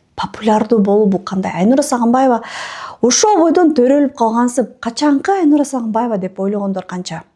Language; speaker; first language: Kyrgyz; non-native, local second language; Russian